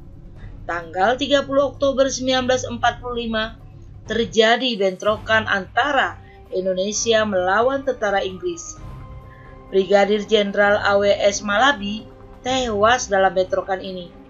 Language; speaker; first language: Indonesian; native; Indonesian